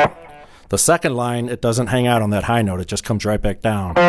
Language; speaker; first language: English; native; English